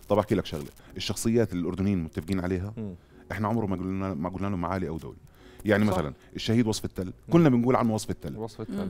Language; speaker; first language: Arabic; native; Arabic